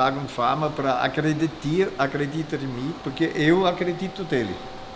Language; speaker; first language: Portuguese; non-native, fluent; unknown